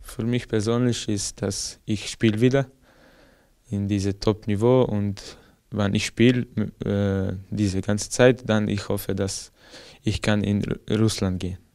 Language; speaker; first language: German; non-native, learner; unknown